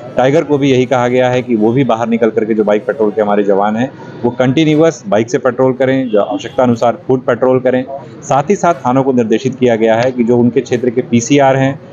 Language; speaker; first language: Hindi; native; Hindi